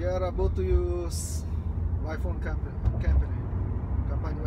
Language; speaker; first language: Russian; non-native, fluent; Uzbek